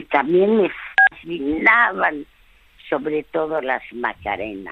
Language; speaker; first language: Spanish; early bilingual, other home language; French